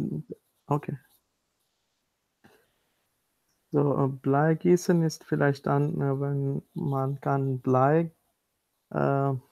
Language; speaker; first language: German; non-native, learner; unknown